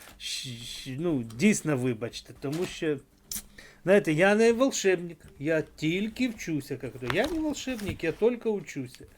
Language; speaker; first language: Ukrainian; non-native, local second language; Russian